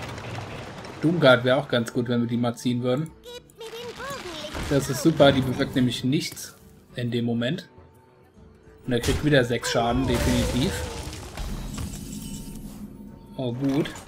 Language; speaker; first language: German; native; German